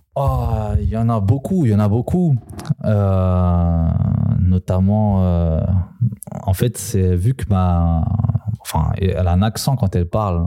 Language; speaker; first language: French; early bilingual, other home language; Serbian